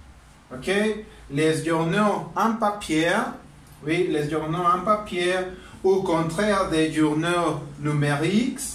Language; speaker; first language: French; non-native, learner; Spanish